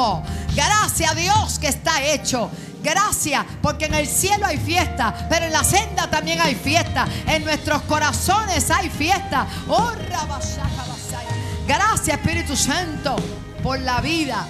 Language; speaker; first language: Spanish; native; Spanish